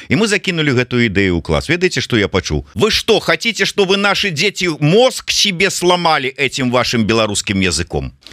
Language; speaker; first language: Belarusian; native; Belarusian